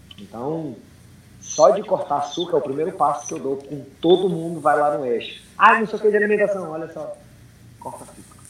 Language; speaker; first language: Portuguese; early bilingual, heritage; Portuguese